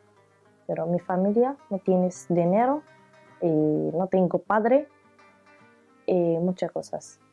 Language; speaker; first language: Spanish; non-native, learner; Arabic